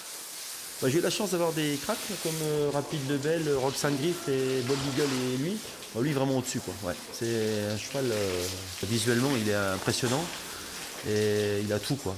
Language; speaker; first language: French; native; French